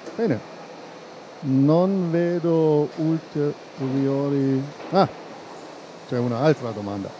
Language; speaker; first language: Italian; non-native, fluent; German